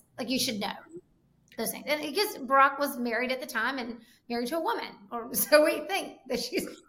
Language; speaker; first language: English; native; English